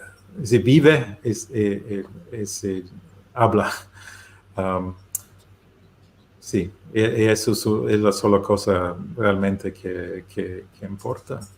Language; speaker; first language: Spanish; non-native, learner; German